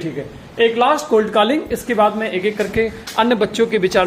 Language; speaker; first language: Hindi; native; Hindi